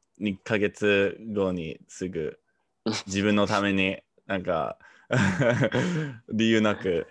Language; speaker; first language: Japanese; non-native, fluent; English